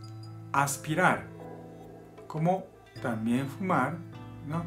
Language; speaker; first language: Spanish; non-native, fluent; Japanese